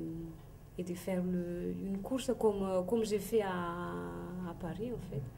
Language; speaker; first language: French; non-native, local second language; Malagasy